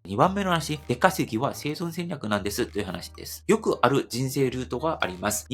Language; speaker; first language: Japanese; non-native, fluent; Korean